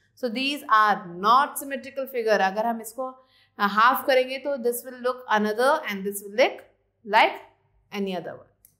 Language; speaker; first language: English; non-native, local second language; Hindi